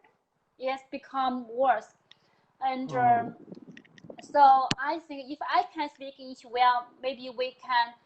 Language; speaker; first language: English; non-native, learner; Chinese